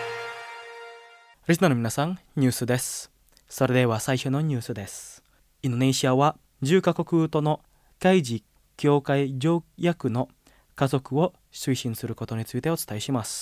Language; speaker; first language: Japanese; non-native, fluent; Indonesian